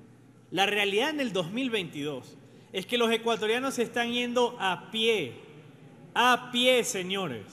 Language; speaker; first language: Spanish; native; Spanish